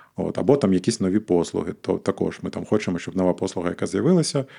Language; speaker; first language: Ukrainian; non-native, local second language; Russian